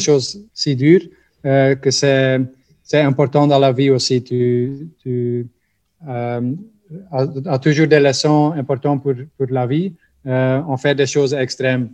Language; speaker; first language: French; non-native, local second language; Dutch